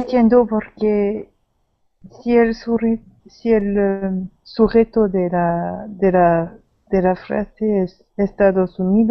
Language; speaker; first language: Spanish; non-native, learner; French